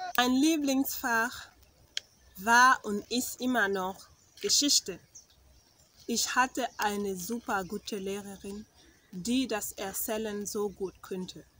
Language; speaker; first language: German; non-native, learner; Mossi